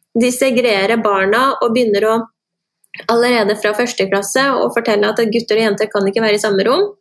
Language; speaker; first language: Norwegian; early bilingual, other home language; Persian